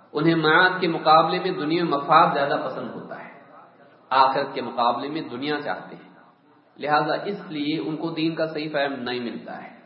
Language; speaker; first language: Urdu; native; Urdu